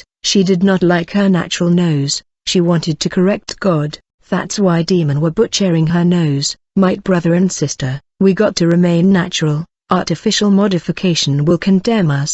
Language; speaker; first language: English; non-native, fluent; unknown